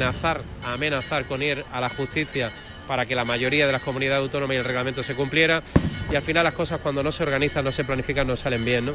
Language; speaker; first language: Spanish; native; Spanish